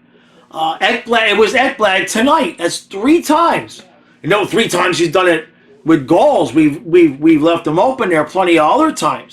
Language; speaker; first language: English; native; English